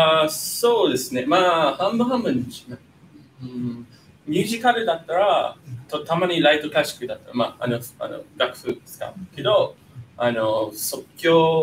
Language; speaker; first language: Japanese; non-native, fluent; English